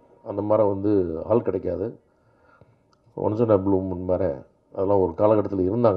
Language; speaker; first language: Tamil; native; Tamil